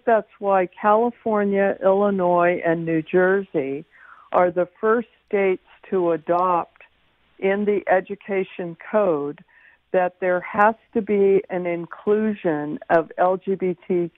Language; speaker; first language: English; native; English